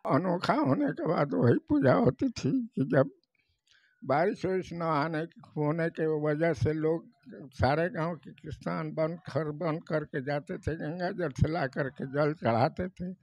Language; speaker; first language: Hindi; native; Hindi